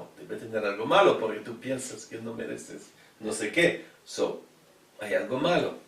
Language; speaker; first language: Spanish; non-native, fluent; French